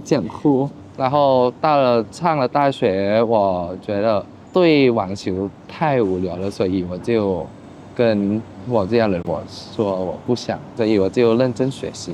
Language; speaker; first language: Chinese; non-native, fluent; Thai